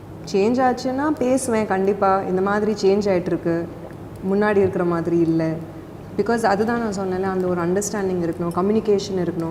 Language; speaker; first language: Tamil; non-native, local second language; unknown